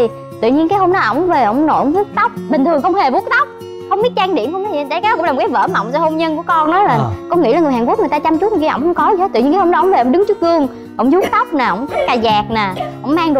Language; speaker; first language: Vietnamese; native; Vietnamese